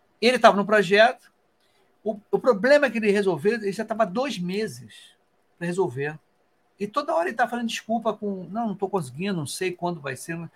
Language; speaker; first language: Portuguese; native; Portuguese